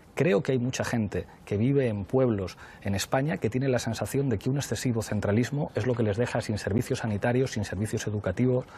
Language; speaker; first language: Spanish; native; Spanish